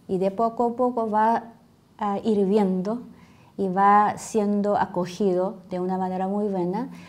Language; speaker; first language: Spanish; non-native, fluent; Korean